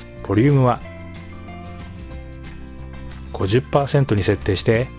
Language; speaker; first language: Japanese; native; Japanese